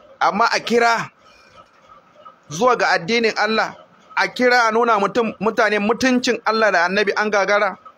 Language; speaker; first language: Hausa; non-native, local second language; Kanuri